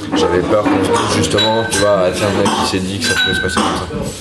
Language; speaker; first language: French; native; French